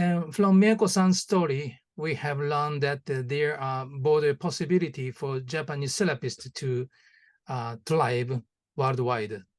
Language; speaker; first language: English; non-native, learner; Japanese